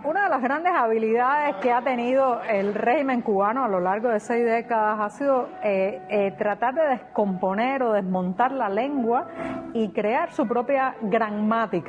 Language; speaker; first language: Spanish; native; Spanish